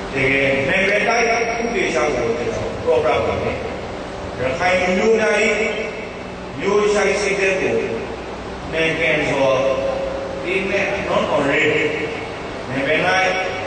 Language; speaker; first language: Burmese; native; Burmese